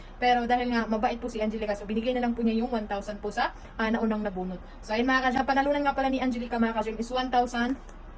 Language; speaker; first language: Filipino; native; Filipino